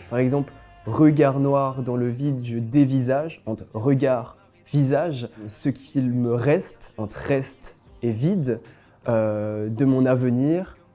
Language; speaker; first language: French; native; French